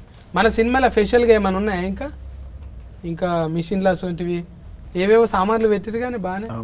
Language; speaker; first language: Telugu; native; Telugu